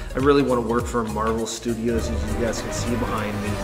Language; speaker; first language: English; native; English